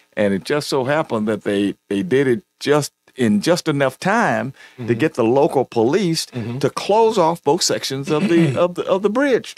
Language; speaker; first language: English; native; English